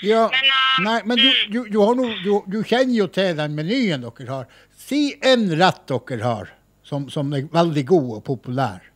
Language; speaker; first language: Norwegian; native; Norwegian